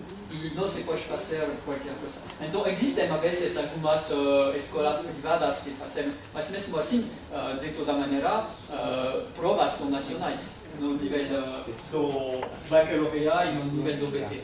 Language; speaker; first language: Portuguese; non-native, fluent; French